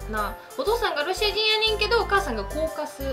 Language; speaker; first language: Japanese; early bilingual, other home language; Russian